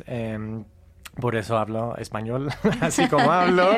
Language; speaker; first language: Spanish; non-native, fluent; English